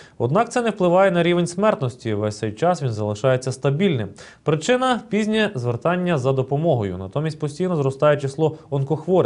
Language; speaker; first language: Ukrainian; native; Ukrainian